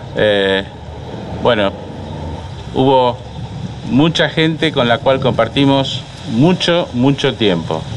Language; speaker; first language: Spanish; native; Spanish